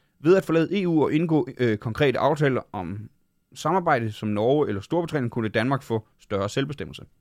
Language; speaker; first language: Danish; native; Danish